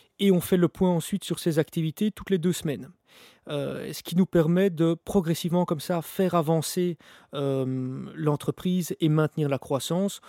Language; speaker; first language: French; native; French